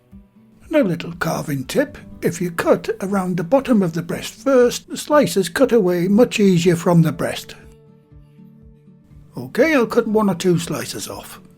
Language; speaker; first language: English; native; English